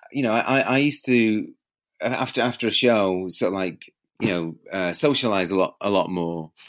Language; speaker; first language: English; native; English